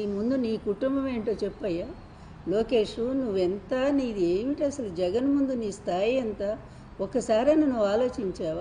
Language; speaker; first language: Telugu; native; Telugu